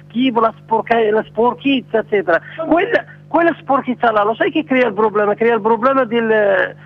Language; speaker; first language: Italian; non-native, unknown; Arabic